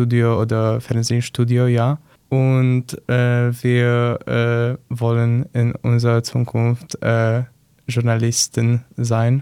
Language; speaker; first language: German; non-native, learner; Polish